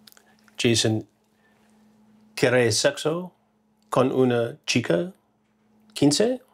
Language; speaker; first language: Spanish; non-native, learner; English